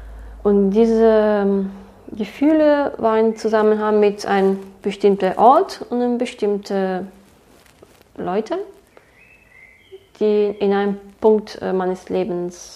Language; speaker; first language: German; non-native, fluent; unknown